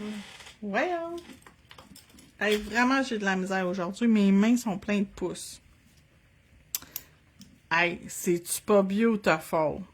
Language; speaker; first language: French; native; French